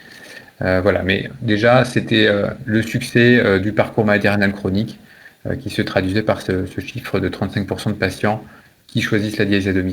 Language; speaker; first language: French; native; French